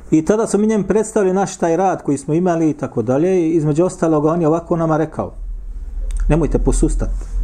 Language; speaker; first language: Bosnian; native; Bosnian